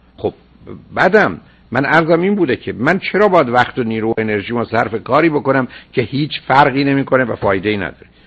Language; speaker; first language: Persian; native; Persian